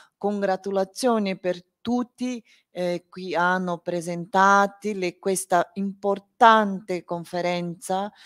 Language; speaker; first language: Italian; non-native, learner; Portuguese